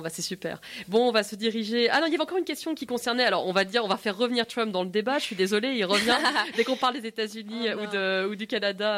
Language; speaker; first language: French; native; French